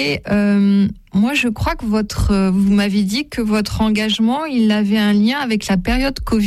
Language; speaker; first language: French; native; French